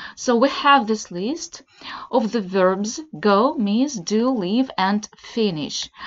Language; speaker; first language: English; non-native, fluent; Russian